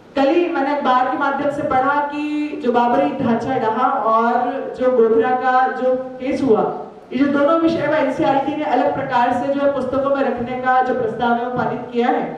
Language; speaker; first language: Hindi; native; Hindi